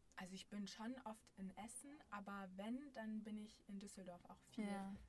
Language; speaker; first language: German; native; German